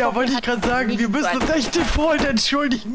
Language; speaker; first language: German; native; German